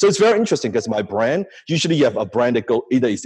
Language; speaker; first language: English; non-native, local second language; Cantonese